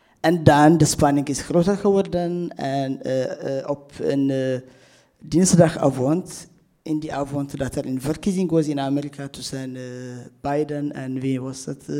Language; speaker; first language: Dutch; non-native, fluent; Tigrinya